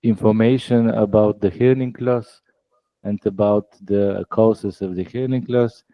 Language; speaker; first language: English; non-native, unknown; Bulgarian